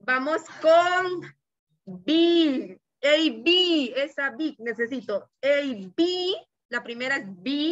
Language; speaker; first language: Spanish; native; Spanish